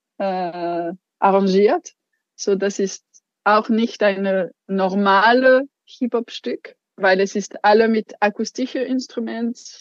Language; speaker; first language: German; non-native, local second language; French